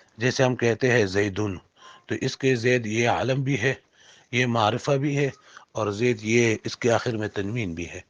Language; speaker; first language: Urdu; non-native, local second language; Pashto